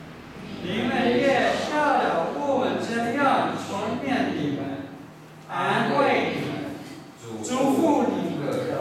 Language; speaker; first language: Chinese; non-native, learner; English